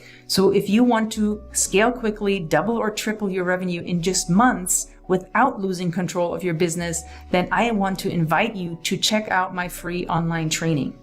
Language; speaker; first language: English; native; English